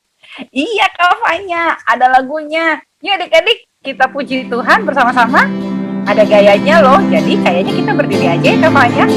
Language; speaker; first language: Indonesian; native; Indonesian